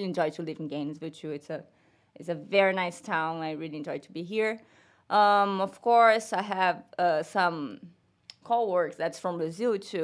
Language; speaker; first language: English; non-native, learner; Portuguese